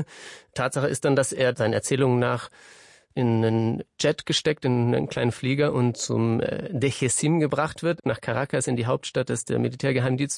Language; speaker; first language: German; native; German